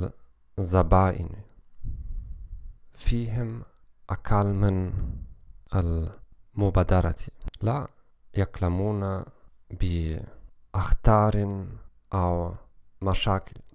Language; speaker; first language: Arabic; non-native, learner; German